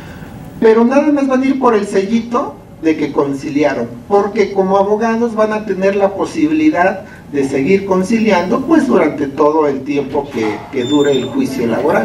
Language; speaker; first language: Spanish; native; Spanish